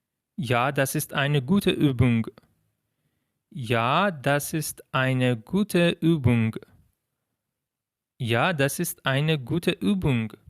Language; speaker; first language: German; non-native, fluent; Persian